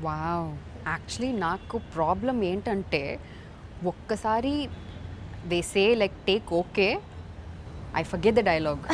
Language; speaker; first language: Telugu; non-native, learner; Tamil